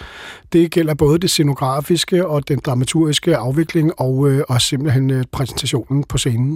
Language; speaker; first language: Danish; native; Danish